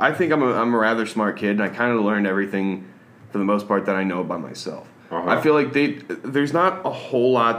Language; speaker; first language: English; native; English